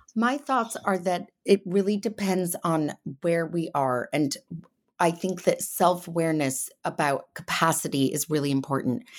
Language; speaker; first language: English; native; English